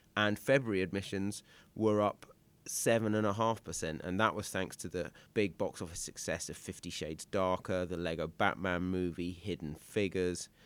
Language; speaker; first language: English; native; English